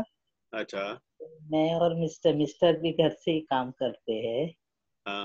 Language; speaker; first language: Hindi; non-native, local second language; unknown